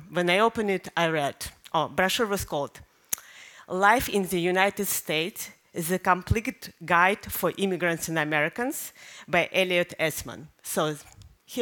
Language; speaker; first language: English; non-native, fluent; Russian